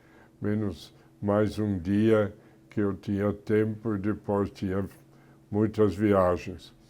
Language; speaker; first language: Portuguese; non-native, fluent; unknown